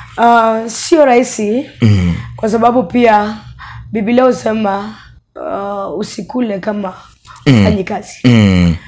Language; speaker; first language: Swahili; non-native, local second language; Luo (Kenya and Tanzania)